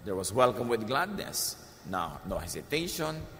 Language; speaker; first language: English; non-native, local second language; Filipino